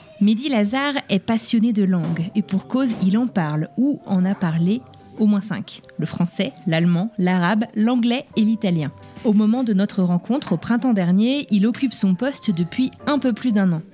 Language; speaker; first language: French; native; French